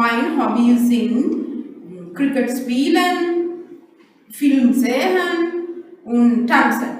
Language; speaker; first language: German; non-native, learner; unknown